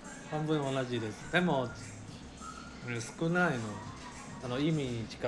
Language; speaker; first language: Japanese; non-native, learner; Chinese